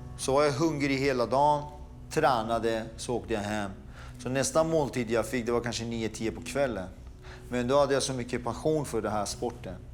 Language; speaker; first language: Swedish; early bilingual, other home language; Persian